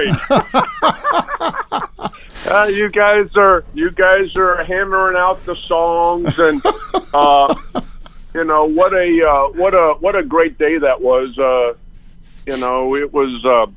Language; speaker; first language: English; native; English